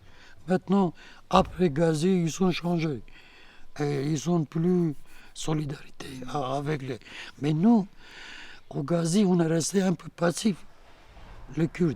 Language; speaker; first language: French; non-native, learner; Kurdish